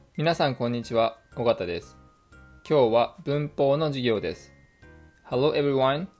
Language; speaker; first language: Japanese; native; Japanese